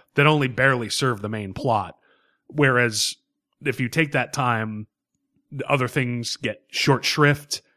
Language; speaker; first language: English; native; English